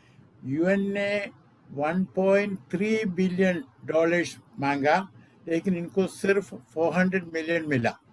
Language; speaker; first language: Hindi; non-native, local second language; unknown